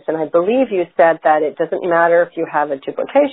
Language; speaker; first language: English; native; English